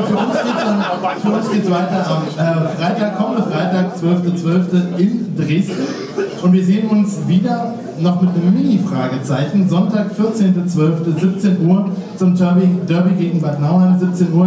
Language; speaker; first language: German; native; German